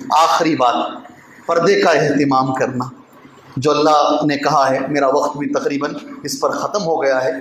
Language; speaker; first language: Urdu; native; Urdu